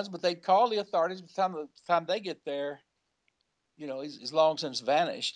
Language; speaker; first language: English; native; English